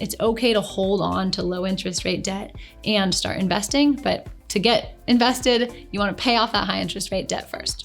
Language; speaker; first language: English; native; English